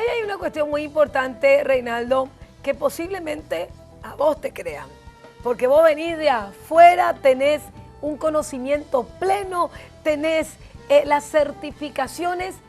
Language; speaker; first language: Spanish; native; Spanish